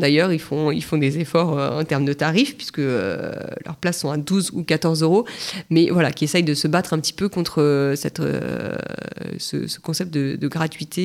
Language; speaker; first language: French; native; French